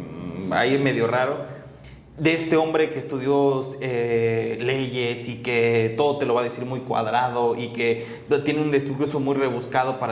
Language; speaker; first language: Spanish; native; Spanish